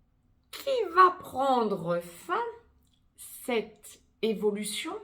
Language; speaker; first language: French; native; French